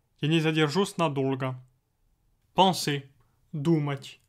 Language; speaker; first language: Russian; non-native, fluent; French